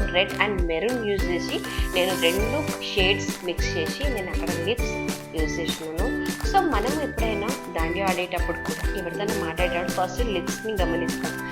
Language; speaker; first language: Telugu; non-native, local second language; Marathi